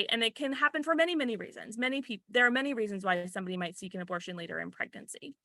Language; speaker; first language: English; native; English